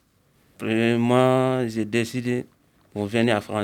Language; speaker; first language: French; non-native, learner; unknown